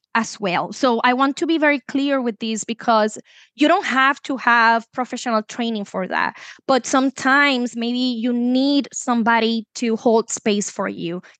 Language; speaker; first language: English; non-native, fluent; Spanish